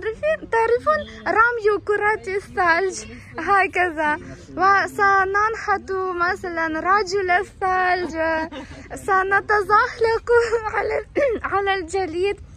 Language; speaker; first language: Arabic; non-native, fluent; Ukrainian